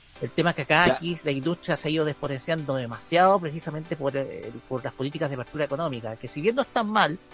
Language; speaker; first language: Spanish; native; Spanish